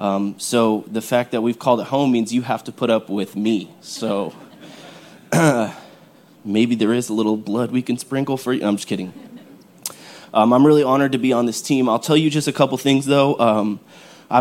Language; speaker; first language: English; native; English